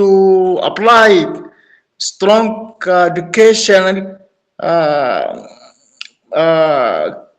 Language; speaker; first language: English; non-native, learner; Arabic